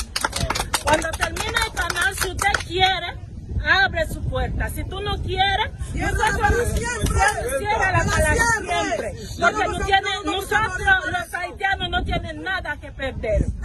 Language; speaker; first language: Spanish; non-native, fluent; Haitian Creole